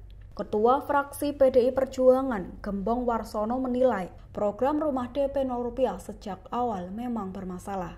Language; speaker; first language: Indonesian; native; Indonesian